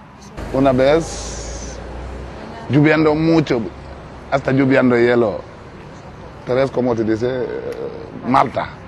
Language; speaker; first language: Spanish; non-native, learner; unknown